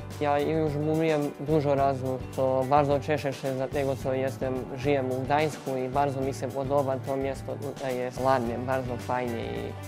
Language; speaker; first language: Polish; non-native, learner; Serbian